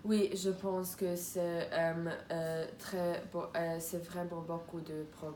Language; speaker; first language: French; non-native, learner; Croatian